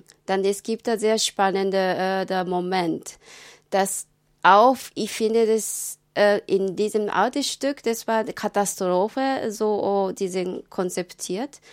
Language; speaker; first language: German; non-native, learner; Japanese